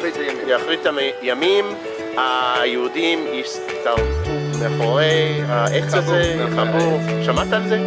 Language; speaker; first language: Hebrew; non-native, fluent; English